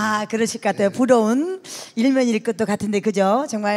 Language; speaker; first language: Korean; native; Korean